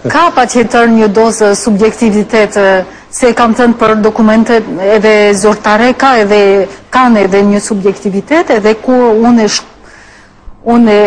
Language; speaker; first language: Albanian; non-native, fluent; French